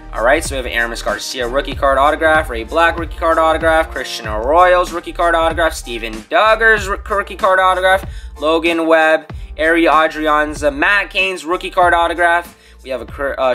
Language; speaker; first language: English; native; English